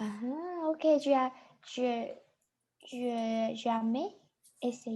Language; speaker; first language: French; non-native, learner; Chinese